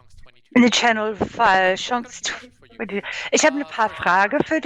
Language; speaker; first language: German; non-native, learner; English